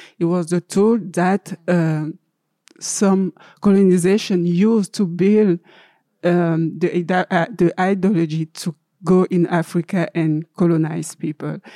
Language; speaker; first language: English; non-native, learner; French